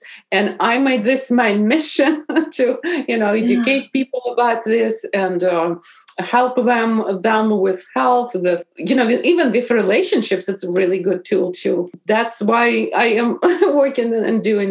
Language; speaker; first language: English; non-native, fluent; Russian